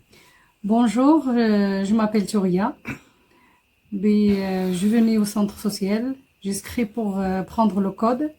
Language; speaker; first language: French; non-native, learner; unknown